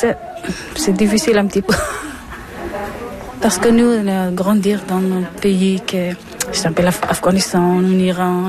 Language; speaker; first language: French; non-native, learner; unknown